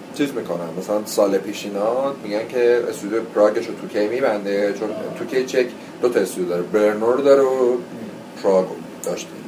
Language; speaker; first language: Persian; native; Persian